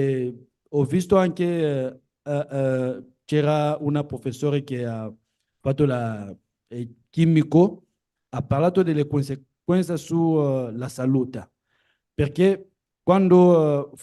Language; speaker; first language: Italian; non-native, learner; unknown